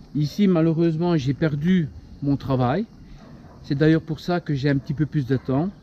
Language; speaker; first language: French; native; French